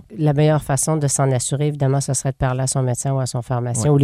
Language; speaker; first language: French; native; French